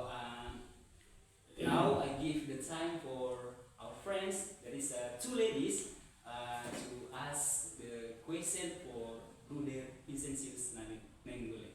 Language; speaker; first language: English; non-native, learner; Indonesian